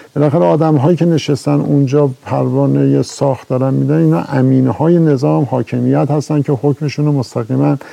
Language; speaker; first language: Persian; native; Persian